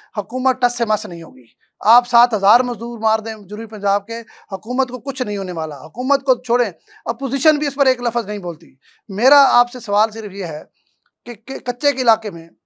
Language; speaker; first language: Urdu; non-native, local second language; Saraiki